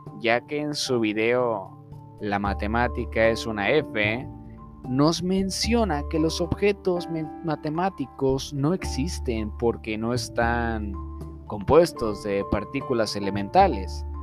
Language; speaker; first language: Spanish; native; Spanish